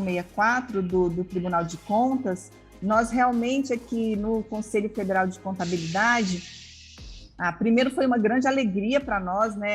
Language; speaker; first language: Portuguese; native; Portuguese